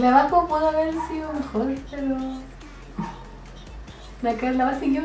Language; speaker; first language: Spanish; native; Spanish